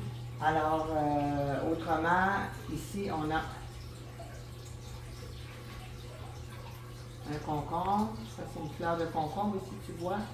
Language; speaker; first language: French; native; French